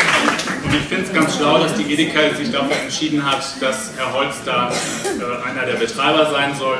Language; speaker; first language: German; native; German